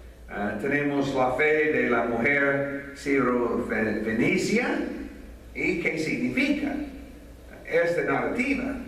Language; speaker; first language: Spanish; non-native, fluent; English